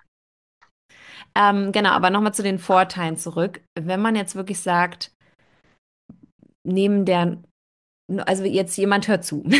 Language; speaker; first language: German; native; German